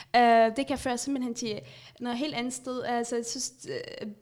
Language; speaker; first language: Danish; non-native, fluent; Arabic